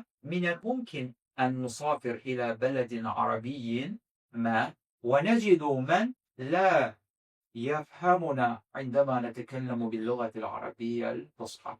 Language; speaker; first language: Arabic; non-native, fluent; Azerbaijani